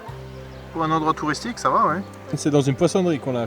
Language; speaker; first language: French; native; French